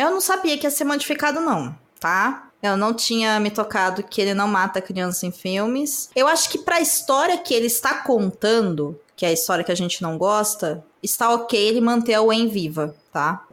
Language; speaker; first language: Portuguese; native; Portuguese